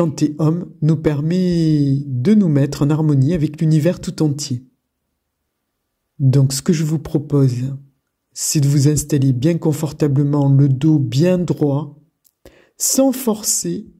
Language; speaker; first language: French; native; French